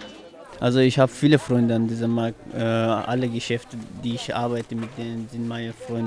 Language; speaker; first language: German; non-native, fluent; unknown